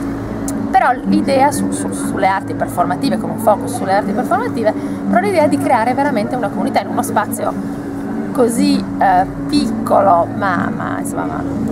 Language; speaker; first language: Italian; native; Italian